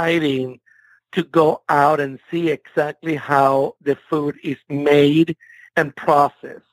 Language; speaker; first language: English; non-native, fluent; Spanish